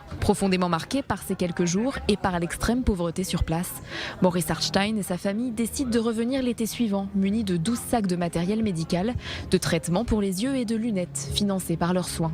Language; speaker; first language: French; native; French